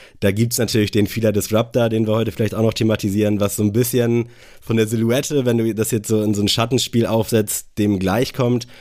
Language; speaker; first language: German; native; German